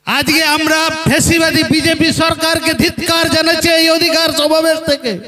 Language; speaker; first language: Bangla; non-native, local second language; Santali